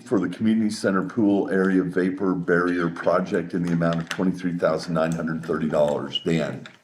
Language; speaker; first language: English; native; English